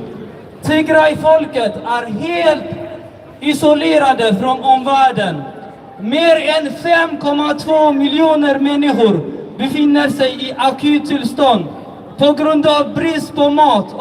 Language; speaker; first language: Swedish; early bilingual, other home language; Tigrinya